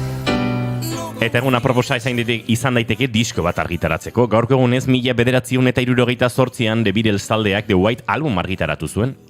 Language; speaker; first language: Basque; native; Basque